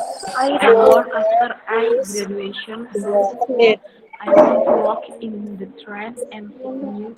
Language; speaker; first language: English; non-native, learner; Indonesian